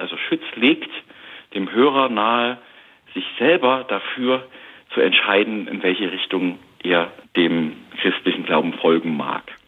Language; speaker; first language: German; native; German